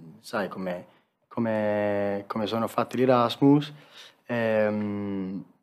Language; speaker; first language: Italian; non-native, fluent; Spanish